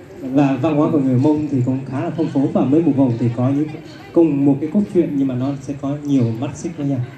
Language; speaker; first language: Vietnamese; non-native, local second language; Hmong